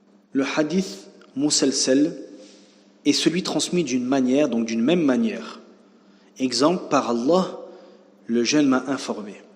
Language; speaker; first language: French; native; French